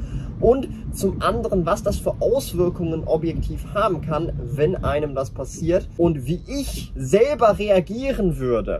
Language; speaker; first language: German; native; German